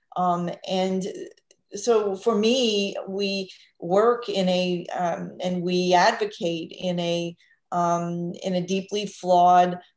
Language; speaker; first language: English; native; English